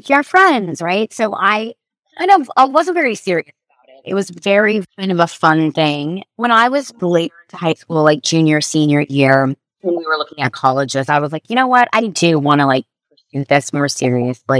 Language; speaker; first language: English; native; English